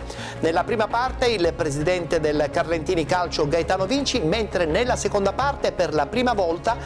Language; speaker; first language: Italian; native; Italian